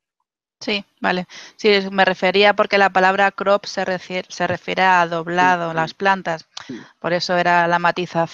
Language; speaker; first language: Spanish; native; Spanish